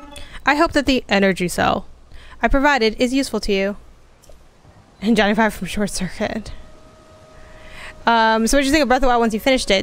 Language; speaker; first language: English; native; English